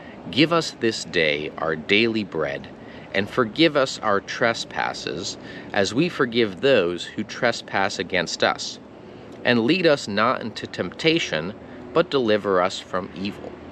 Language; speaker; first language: English; native; English